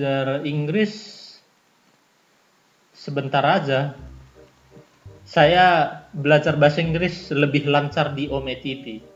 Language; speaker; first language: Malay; non-native, local second language; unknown